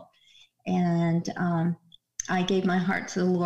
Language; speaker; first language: English; native; English